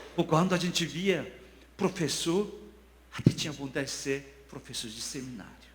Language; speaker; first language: Portuguese; non-native, fluent; Korean